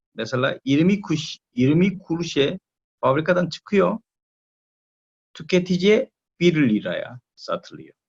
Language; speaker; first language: Turkish; non-native, learner; Korean